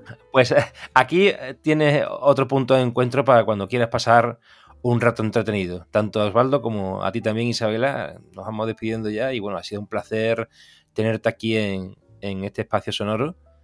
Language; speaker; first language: Spanish; native; Spanish